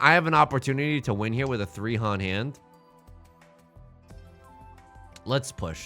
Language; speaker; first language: English; native; English